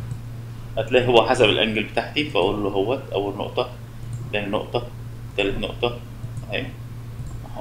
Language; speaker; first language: Arabic; native; Arabic